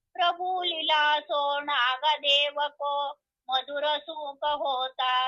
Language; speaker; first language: Hindi; non-native, local second language; Marathi